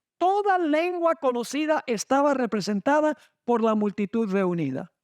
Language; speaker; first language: Spanish; non-native, fluent; English